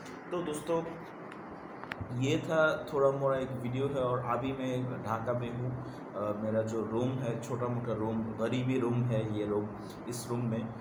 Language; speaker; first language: Hindi; non-native, learner; Bangla